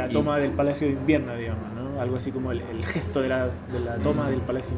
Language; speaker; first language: Spanish; native; Spanish